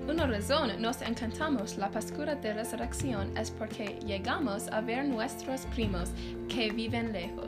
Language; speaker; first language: Spanish; non-native, learner; English